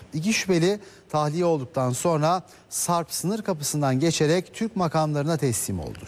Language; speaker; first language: Turkish; native; Turkish